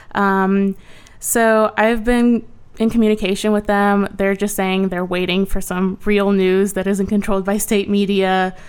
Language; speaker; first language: English; early bilingual, other home language; Ukrainian